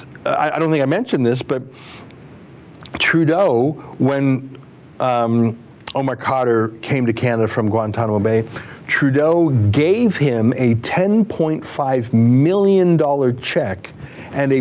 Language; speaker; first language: English; native; English